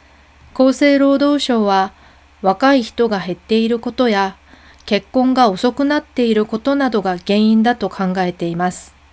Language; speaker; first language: Japanese; non-native, fluent; Korean